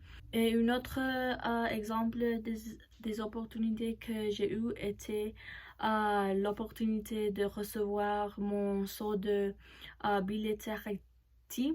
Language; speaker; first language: French; non-native, learner; Spanish